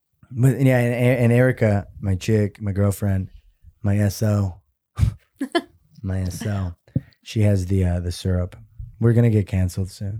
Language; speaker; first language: English; early bilingual, other home language; Spanish